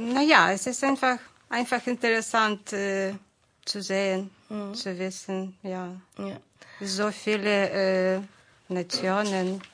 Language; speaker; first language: German; non-native, fluent; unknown